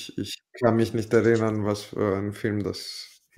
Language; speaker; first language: German; non-native, fluent; Italian